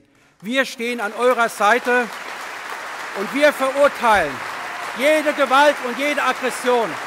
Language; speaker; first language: German; native; German